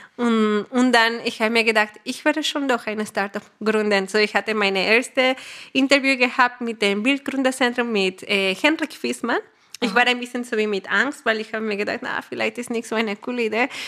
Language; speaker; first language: German; non-native, fluent; Spanish